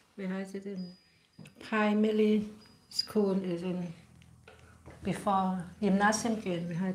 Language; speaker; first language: German; non-native, learner; Thai